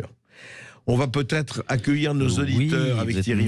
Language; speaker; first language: French; native; French